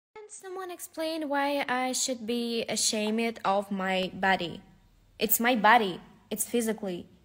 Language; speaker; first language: English; non-native, learner; Kazakh